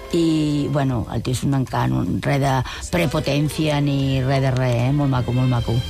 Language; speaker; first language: Catalan; non-native, local second language; Spanish